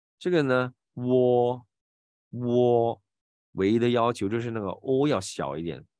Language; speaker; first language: Chinese; native; Chinese